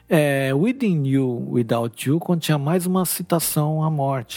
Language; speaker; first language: Portuguese; native; Portuguese